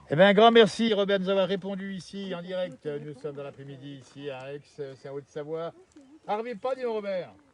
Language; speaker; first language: French; native; French